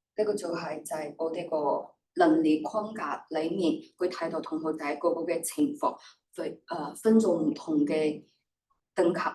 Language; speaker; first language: Cantonese; non-native, fluent; Chinese